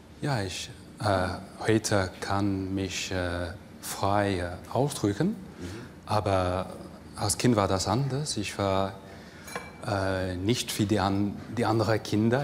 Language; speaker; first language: German; non-native, fluent; English